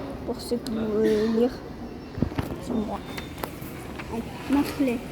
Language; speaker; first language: French; non-native, learner; Arabic